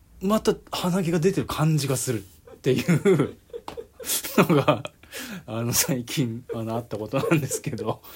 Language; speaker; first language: Japanese; native; Japanese